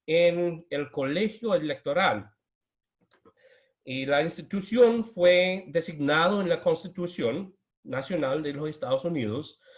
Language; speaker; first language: Spanish; non-native, fluent; English